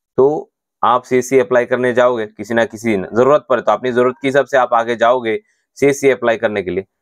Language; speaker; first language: Hindi; non-native, local second language; Bangla